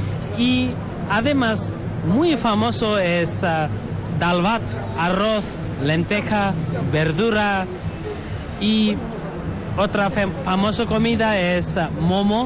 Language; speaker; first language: Spanish; non-native, learner; Nepali